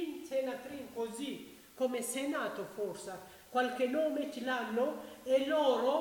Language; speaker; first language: Italian; non-native, learner; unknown